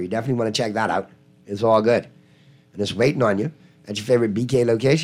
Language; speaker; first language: English; native; English